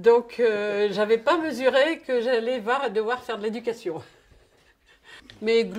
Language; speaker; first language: French; native; French